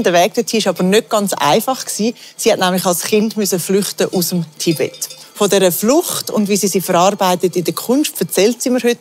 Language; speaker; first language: German; native; German